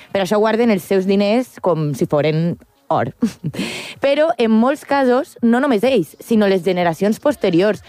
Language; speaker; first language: Catalan; native; Catalan